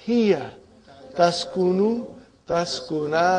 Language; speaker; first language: Arabic; non-native, fluent; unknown